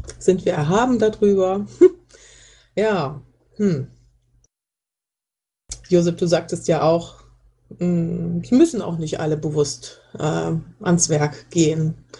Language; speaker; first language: German; native; German